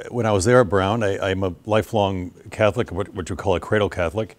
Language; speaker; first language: English; native; English